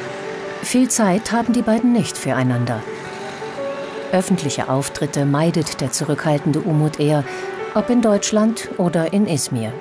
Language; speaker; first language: German; native; German